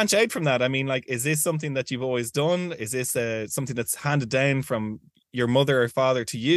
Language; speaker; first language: English; native; English